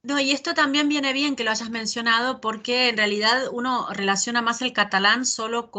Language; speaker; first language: Spanish; native; Spanish